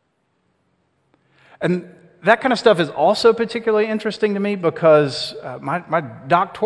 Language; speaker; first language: English; native; English